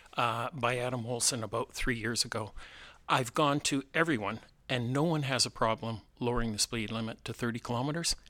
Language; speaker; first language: English; native; English